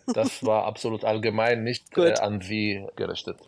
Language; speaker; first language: German; native; German